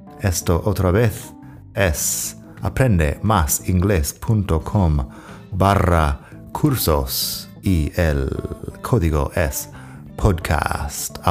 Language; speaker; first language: Spanish; non-native, fluent; English